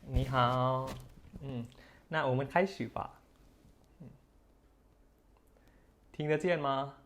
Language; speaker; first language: Chinese; non-native, fluent; Thai